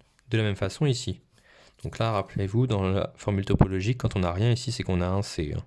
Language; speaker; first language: French; native; French